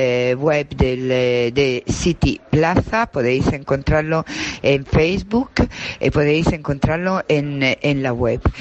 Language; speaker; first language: Spanish; non-native, fluent; Italian